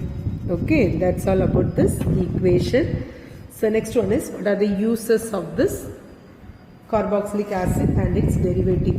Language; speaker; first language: English; non-native, local second language; Tamil